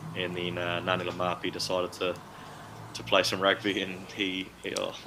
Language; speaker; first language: English; native; English